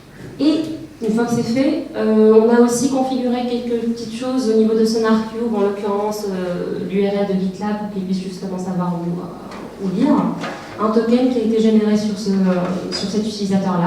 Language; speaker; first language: French; native; French